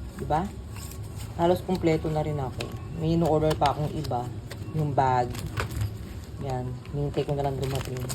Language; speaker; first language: Filipino; non-native, local second language; Pampanga